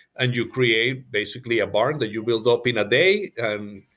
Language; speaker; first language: English; non-native, fluent; Spanish